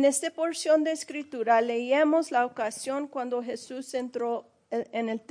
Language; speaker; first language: Spanish; early bilingual, heritage; Spanish